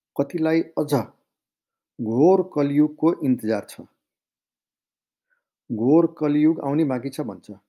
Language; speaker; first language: Nepali; non-native, local second language; Maithili